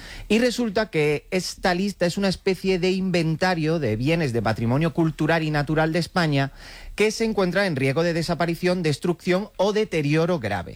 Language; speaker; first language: Spanish; native; Spanish